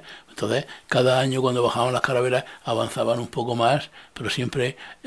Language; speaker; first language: Spanish; native; Spanish